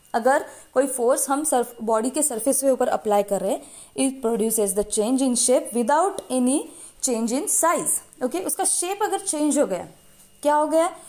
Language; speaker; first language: Hindi; non-native, local second language; Marathi